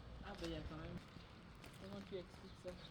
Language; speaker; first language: French; non-native, local second language; Malagasy